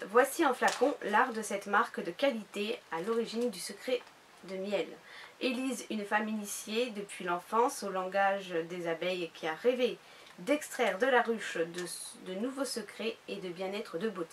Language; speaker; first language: French; native; French